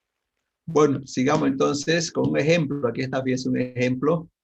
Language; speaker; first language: Spanish; native; Spanish